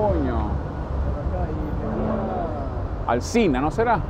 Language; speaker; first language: Spanish; native; Spanish